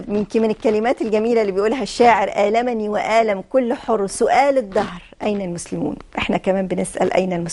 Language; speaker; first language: Arabic; native; Arabic